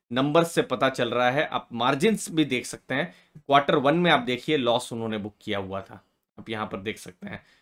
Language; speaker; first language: Hindi; native; Hindi